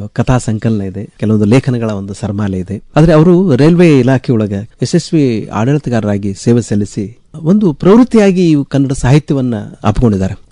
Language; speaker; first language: Kannada; native; Kannada